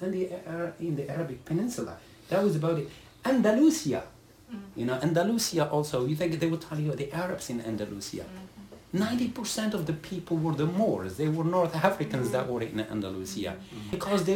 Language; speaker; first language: English; non-native, fluent; Arabic